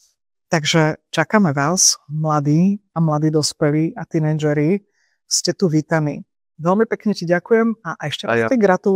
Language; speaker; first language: Slovak; native; Slovak